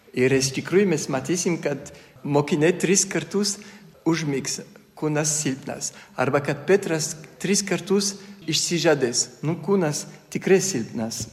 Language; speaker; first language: Lithuanian; non-native, fluent; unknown